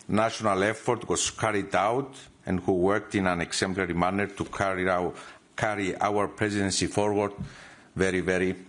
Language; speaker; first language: English; non-native, fluent; Greek